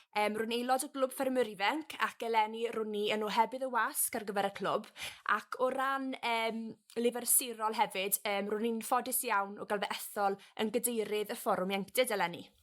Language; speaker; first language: Welsh; native; Welsh